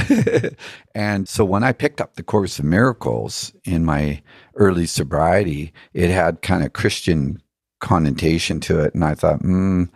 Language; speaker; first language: English; native; English